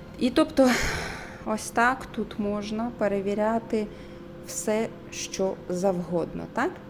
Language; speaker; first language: Ukrainian; non-native, local second language; Russian